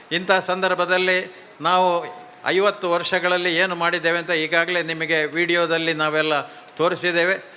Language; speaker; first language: Kannada; non-native, local second language; Tulu